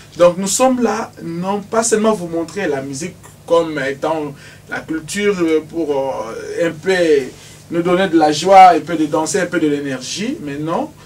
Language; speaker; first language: French; non-native, local second language; Lingala